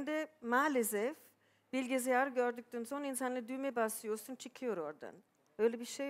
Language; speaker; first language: Turkish; non-native, fluent; German